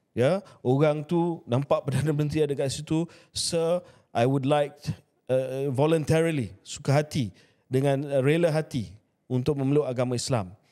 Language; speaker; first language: Malay; native; Malay